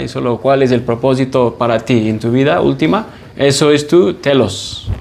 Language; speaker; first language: Spanish; non-native, fluent; English